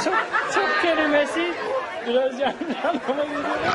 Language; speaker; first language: Turkish; non-native, fluent; Indonesian